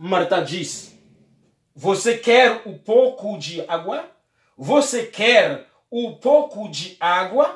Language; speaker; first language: Portuguese; non-native, learner; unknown